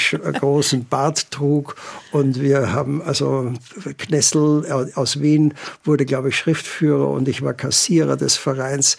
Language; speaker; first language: German; native; German